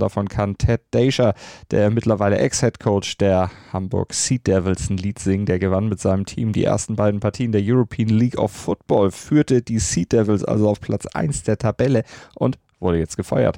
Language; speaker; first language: German; native; German